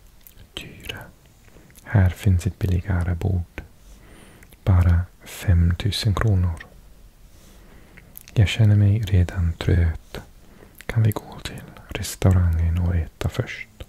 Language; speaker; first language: Swedish; non-native, learner; English